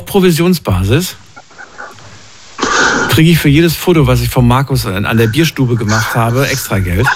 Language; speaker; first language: German; native; German